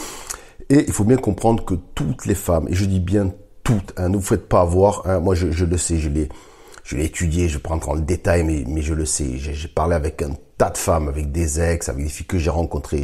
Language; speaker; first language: French; native; French